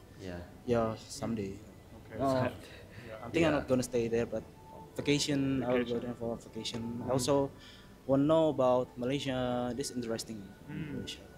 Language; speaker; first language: English; non-native, fluent; Indonesian